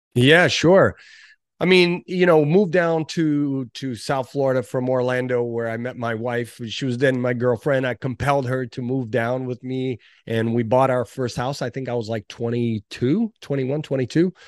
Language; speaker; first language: English; early bilingual, other home language; Portuguese